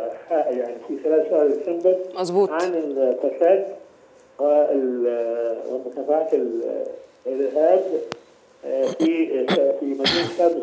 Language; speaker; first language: Arabic; native; Arabic